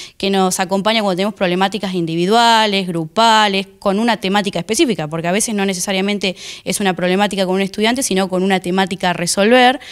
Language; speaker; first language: Spanish; native; Spanish